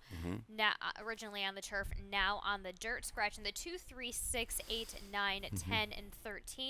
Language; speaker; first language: English; native; English